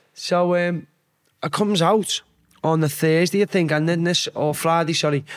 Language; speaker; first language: English; native; English